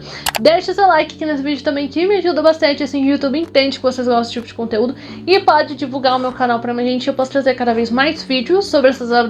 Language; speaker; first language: Portuguese; native; Portuguese